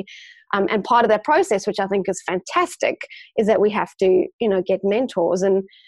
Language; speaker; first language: English; native; English